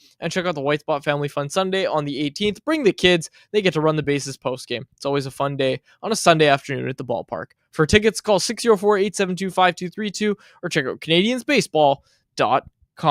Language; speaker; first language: English; native; English